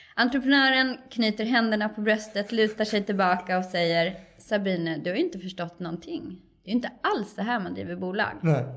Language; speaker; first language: Swedish; native; Swedish